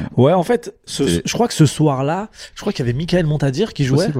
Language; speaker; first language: French; native; French